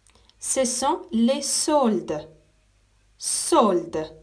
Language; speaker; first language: French; non-native, fluent; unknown